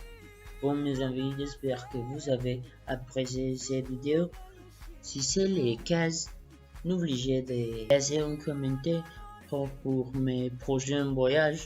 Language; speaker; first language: French; non-native, learner; Spanish